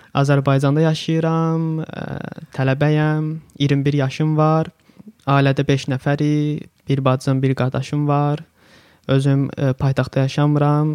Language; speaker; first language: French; non-native, learner; Azerbaijani